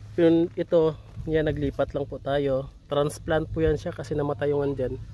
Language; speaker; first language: Filipino; non-native, local second language; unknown